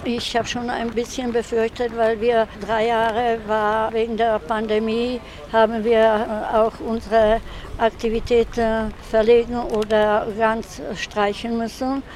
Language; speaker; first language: German; non-native, local second language; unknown